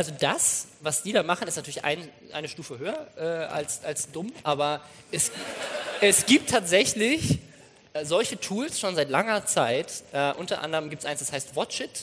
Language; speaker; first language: German; native; German